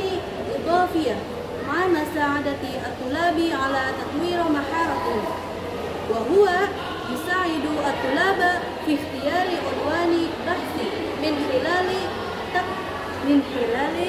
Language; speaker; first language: Arabic; non-native, learner; Indonesian